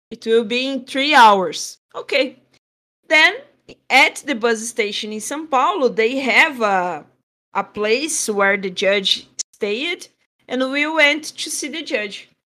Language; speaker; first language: English; non-native, fluent; Portuguese